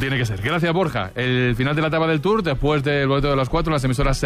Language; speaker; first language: Spanish; native; Spanish